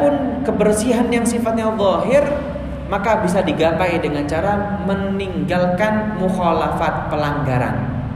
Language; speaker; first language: Indonesian; native; Indonesian